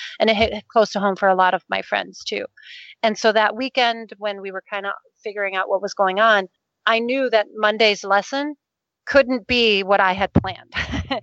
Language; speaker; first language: English; non-native, fluent; Danish